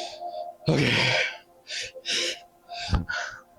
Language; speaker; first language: English; native; English